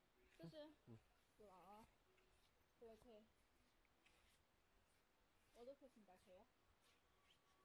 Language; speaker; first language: English; non-native, learner; Chinese